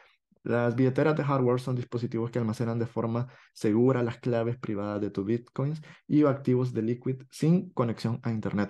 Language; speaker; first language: Spanish; native; Spanish